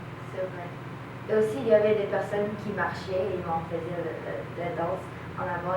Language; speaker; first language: French; non-native, learner; English